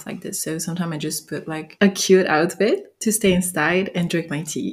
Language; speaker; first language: English; non-native, fluent; French